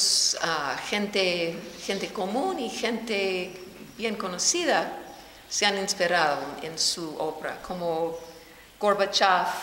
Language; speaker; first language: Spanish; non-native, fluent; English